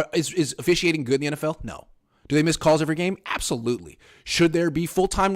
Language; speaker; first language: English; native; English